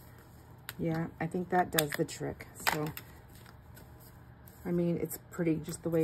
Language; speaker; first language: English; native; English